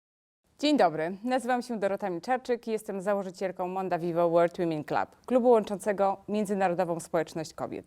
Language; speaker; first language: Polish; native; Polish